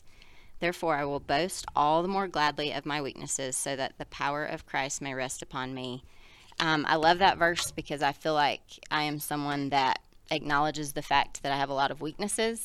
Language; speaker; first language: English; native; English